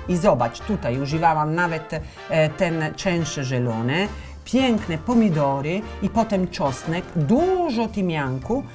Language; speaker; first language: Polish; non-native, learner; Italian